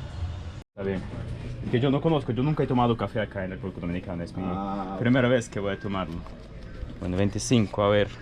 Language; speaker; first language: Spanish; non-native, fluent; Russian